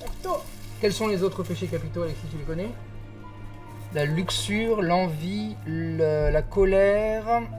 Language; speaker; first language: French; native; French